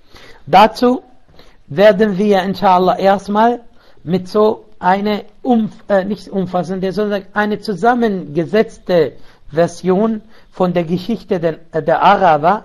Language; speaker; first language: German; non-native, local second language; Arabic